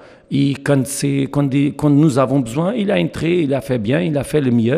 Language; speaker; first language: French; non-native, learner; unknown